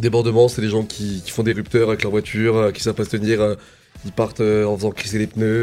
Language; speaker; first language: French; native; French